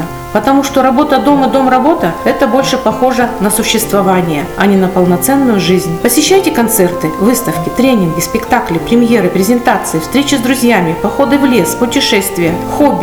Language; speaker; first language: Russian; native; Russian